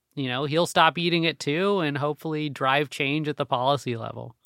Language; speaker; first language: English; early bilingual, other home language; Hindi